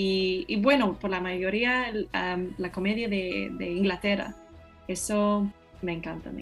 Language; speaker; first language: Spanish; non-native, fluent; English